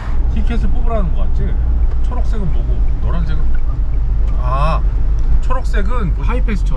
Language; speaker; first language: Korean; native; Korean